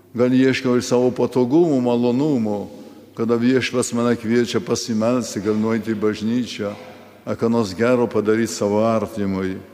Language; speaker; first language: Lithuanian; early bilingual, heritage; Lithuanian